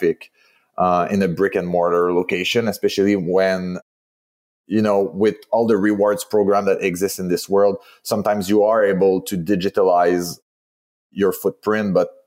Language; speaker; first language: English; non-native, fluent; French